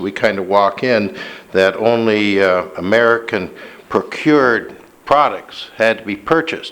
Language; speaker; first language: English; native; English